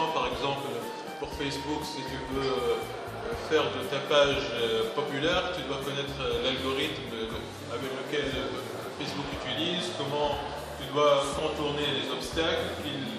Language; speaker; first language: French; non-native, local second language; Arabic